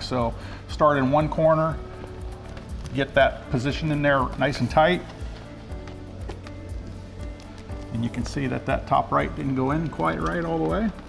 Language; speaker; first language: English; native; English